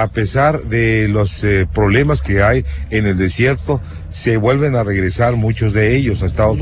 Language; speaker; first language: Spanish; native; Spanish